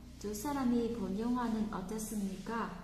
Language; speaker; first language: Korean; non-native, fluent; Vietnamese